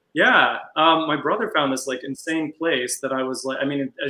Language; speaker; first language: English; native; English